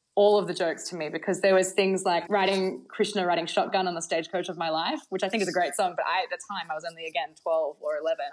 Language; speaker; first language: English; native; English